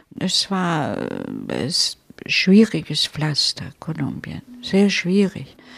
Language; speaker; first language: German; non-native, fluent; Italian